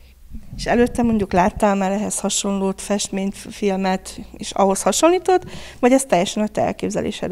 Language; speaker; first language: Hungarian; native; Hungarian